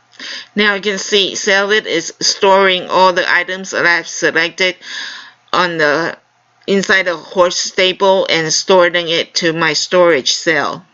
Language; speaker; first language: English; non-native, fluent; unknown